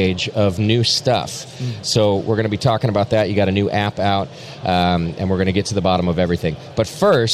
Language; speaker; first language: English; native; English